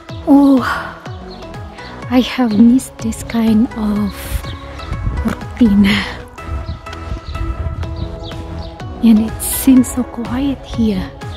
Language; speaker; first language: English; non-native, local second language; Filipino